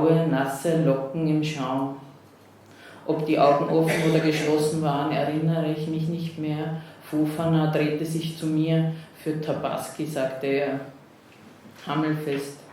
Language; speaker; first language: German; native; German